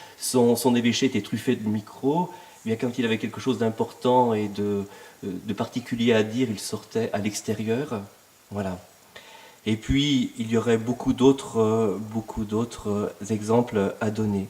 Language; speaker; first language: French; native; French